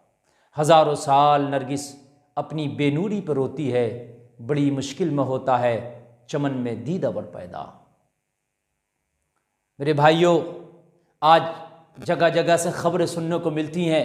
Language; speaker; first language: Urdu; native; Urdu